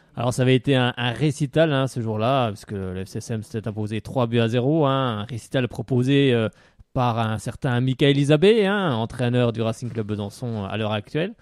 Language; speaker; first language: French; native; French